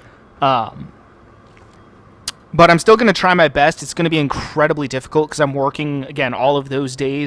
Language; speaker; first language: English; native; English